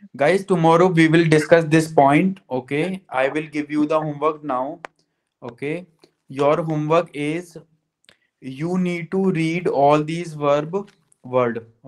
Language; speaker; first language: English; non-native, local second language; Hindi